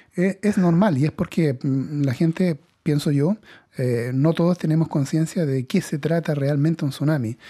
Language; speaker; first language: Spanish; native; Spanish